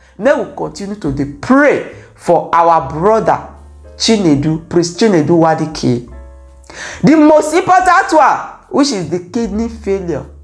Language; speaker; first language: Nigerian Pidgin; native; Nigerian Pidgin